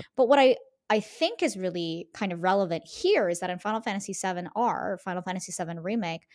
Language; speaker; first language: English; native; English